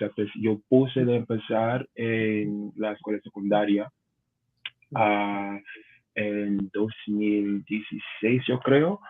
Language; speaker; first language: Spanish; non-native, learner; English